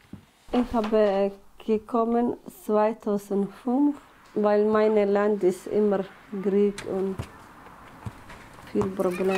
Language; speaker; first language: German; non-native, learner; Somali